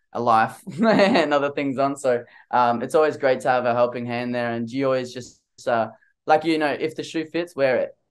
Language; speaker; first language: English; native; English